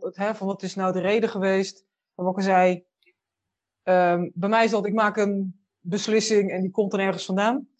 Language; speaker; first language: Dutch; native; Dutch